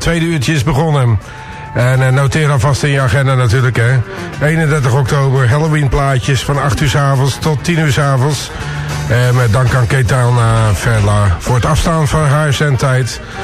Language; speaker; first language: Dutch; native; Dutch